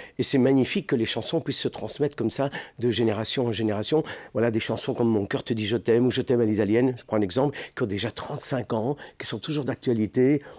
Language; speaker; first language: French; early bilingual, other home language; Italian